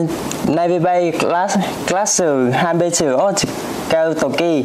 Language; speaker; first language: Japanese; non-native, learner; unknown